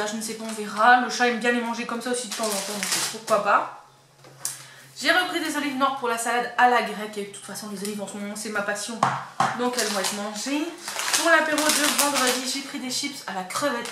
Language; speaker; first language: French; native; French